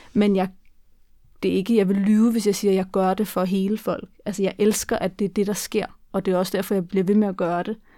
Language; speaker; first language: Danish; early bilingual, other home language; Kurdish